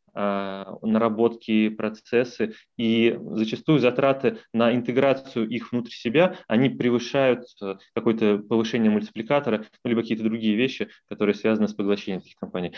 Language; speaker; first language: Russian; native; Russian